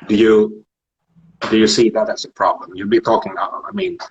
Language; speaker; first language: English; non-native, fluent; Finnish